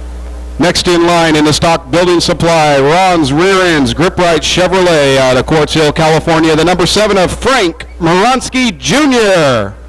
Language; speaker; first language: English; native; English